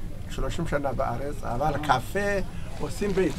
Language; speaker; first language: Hebrew; non-native, learner; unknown